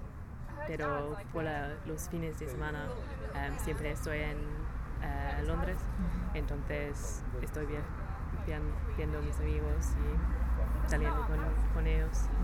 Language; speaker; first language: Spanish; non-native, learner; English